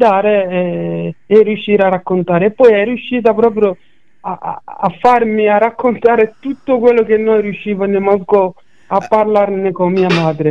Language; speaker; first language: Italian; non-native, fluent; Bambara